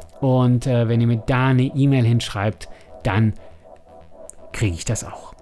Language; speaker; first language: German; native; German